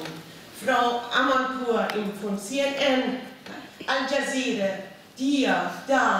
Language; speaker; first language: German; non-native, fluent; Persian